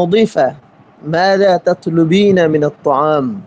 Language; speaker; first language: Arabic; non-native, learner; Bangla